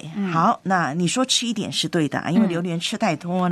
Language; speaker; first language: Chinese; native; Chinese